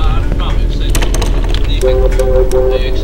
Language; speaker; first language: English; native; English